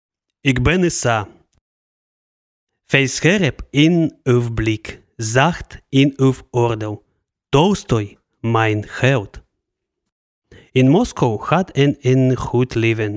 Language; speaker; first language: Dutch; non-native, learner; Russian